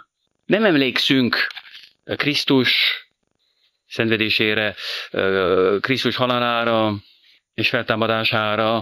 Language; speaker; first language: Hungarian; non-native, fluent; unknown